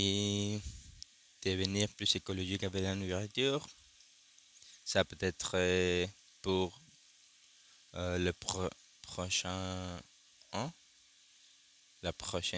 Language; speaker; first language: French; non-native, learner; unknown